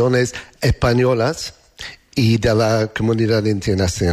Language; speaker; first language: Spanish; non-native, learner; English